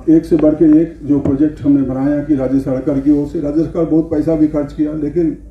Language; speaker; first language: Hindi; non-native, local second language; Bangla